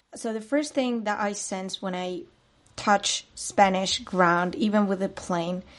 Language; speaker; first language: English; non-native, fluent; Spanish